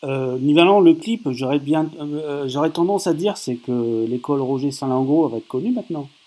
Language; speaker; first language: French; native; French